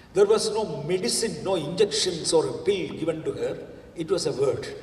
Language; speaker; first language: English; non-native, local second language; Malayalam